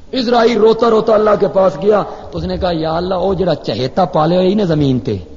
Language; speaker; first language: Urdu; non-native, local second language; Punjabi